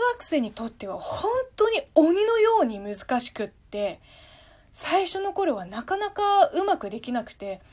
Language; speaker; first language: Japanese; non-native, fluent; Chinese